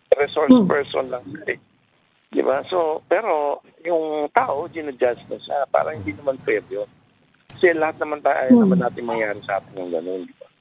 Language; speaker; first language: Filipino; native; Filipino